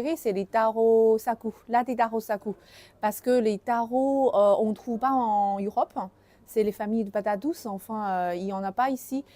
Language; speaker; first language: French; non-native, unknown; Chinese